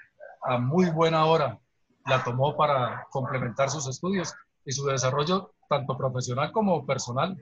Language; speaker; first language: Spanish; native; Spanish